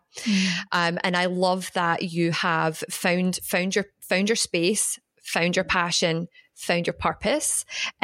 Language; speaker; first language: English; native; English